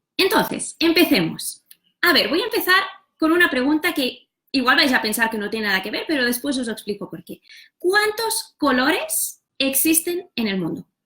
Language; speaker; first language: Spanish; non-native, local second language; Catalan